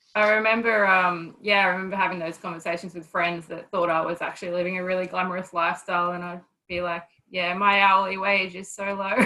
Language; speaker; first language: English; native; English